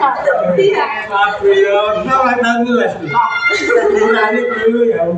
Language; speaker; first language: Indonesian; non-native, local second language; Javanese